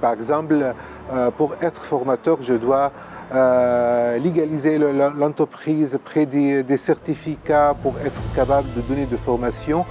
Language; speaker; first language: French; non-native, fluent; Arabic